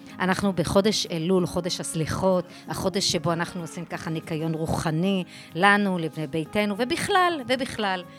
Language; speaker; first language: Hebrew; native; Hebrew